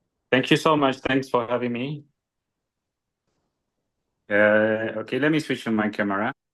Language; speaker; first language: English; non-native, fluent; Burmese